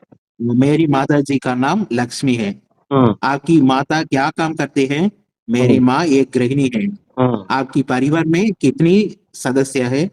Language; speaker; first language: Hindi; non-native, learner; Tamil